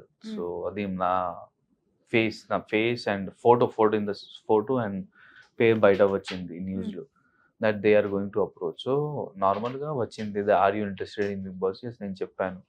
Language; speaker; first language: Telugu; non-native, learner; Hindi